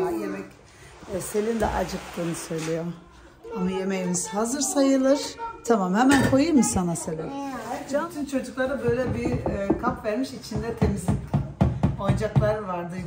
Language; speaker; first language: Turkish; early bilingual, heritage; Turkish